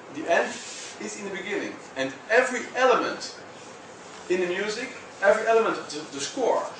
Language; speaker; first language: English; non-native, fluent; Dutch